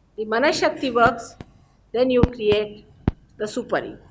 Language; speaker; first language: English; non-native, local second language; Marathi